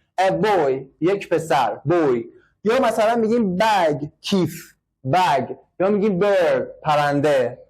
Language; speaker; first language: Persian; native; Persian